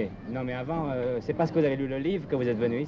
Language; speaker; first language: French; native; French